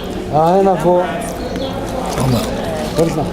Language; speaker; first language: Hebrew; non-native, local second language; Arabic